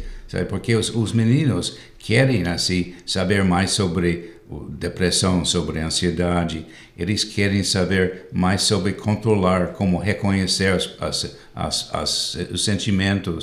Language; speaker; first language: Portuguese; non-native, fluent; English